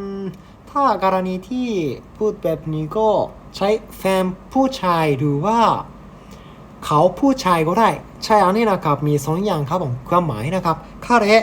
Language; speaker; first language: Thai; non-native, learner; Japanese